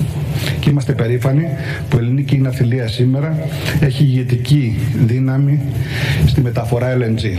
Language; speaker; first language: Greek; native; Greek